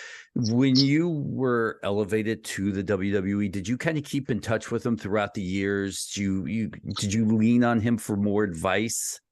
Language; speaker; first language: English; native; English